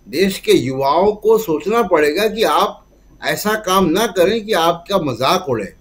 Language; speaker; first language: Hindi; native; Hindi